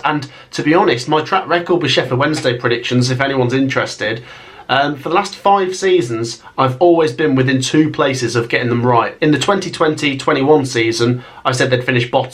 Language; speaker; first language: English; native; English